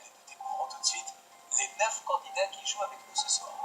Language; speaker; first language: French; native; French